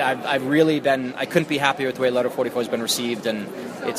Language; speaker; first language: English; native; English